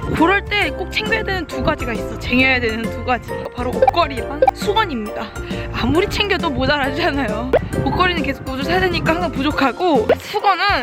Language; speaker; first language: Korean; native; Korean